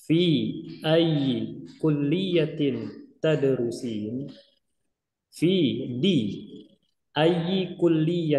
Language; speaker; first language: Arabic; non-native, fluent; Indonesian